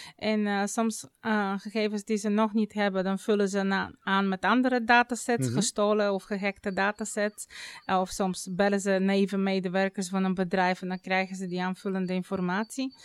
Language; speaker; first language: Dutch; non-native, fluent; Bulgarian